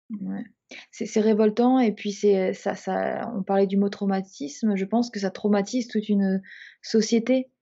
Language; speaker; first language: French; native; French